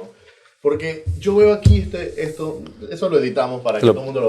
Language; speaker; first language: Spanish; native; Spanish